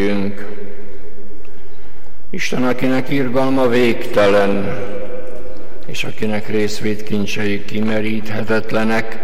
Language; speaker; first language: Hungarian; native; Hungarian